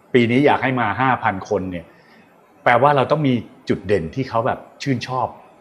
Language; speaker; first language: Thai; native; Thai